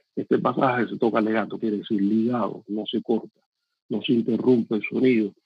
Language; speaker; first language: Spanish; native; Spanish